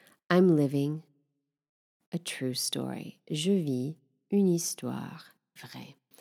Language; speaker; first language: French; non-native, fluent; English